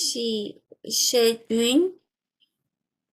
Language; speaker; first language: French; non-native, learner; Vietnamese